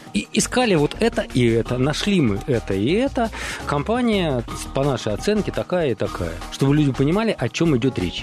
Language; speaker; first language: Russian; native; Russian